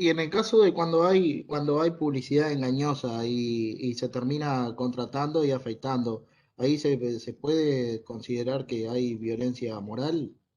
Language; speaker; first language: Spanish; native; Spanish